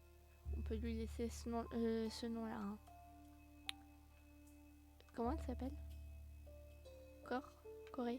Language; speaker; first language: French; native; French